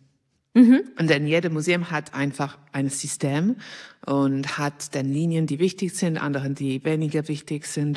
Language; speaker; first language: German; non-native, fluent; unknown